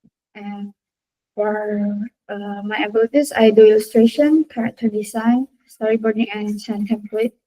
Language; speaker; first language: English; non-native, learner; Indonesian